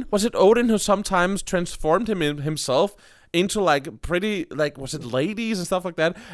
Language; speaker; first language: English; non-native, fluent; Danish